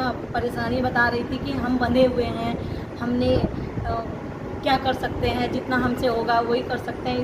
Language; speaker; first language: Hindi; native; Hindi